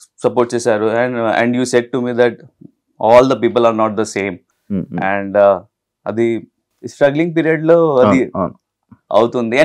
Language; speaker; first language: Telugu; non-native, local second language; Urdu